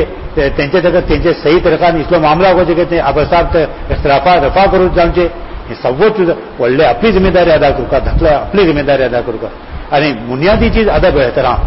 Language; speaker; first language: Marathi; non-native, local second language; Urdu